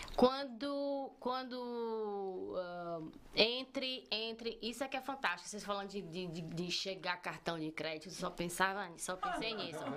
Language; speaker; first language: Portuguese; native; Portuguese